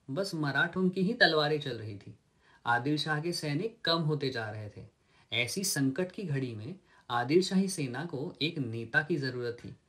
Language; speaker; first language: Hindi; non-native, local second language; Marathi